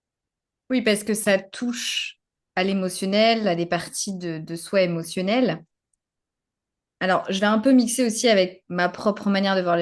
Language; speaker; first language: French; native; French